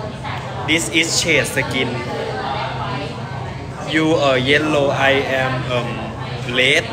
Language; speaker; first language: English; non-native, learner; Thai